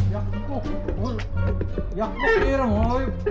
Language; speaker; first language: Korean; non-native, learner; Filipino